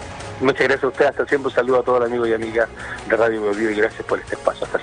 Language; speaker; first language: Spanish; native; Spanish